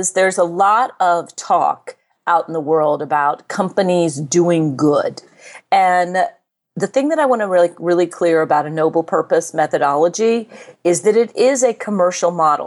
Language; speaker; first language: English; native; English